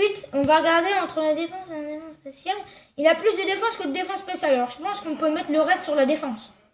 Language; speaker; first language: French; native; French